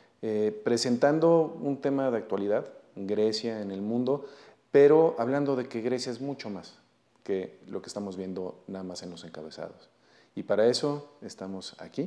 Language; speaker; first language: Spanish; native; Spanish